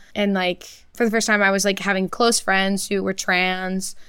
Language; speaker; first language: English; early bilingual, other home language; Portuguese